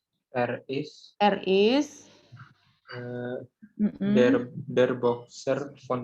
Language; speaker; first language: German; non-native, learner; Indonesian